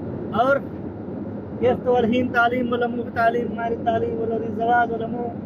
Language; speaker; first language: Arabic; non-native, learner; Hindi